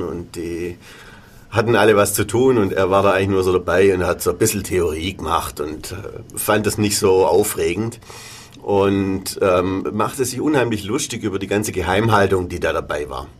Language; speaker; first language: German; native; German